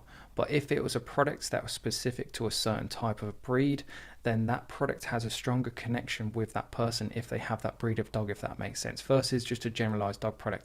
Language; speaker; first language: English; native; English